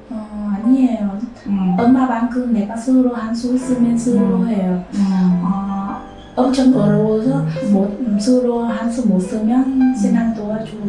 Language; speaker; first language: Korean; non-native, learner; Vietnamese